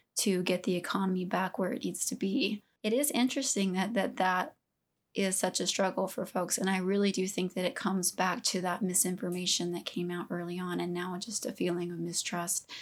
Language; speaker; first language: English; native; English